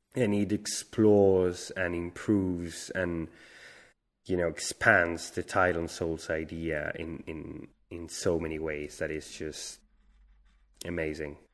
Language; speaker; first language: English; non-native, fluent; Spanish